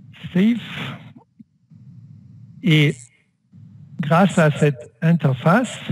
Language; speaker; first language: French; non-native, fluent; German